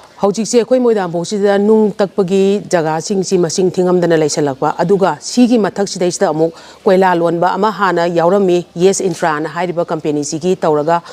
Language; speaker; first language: Manipuri; native; Manipuri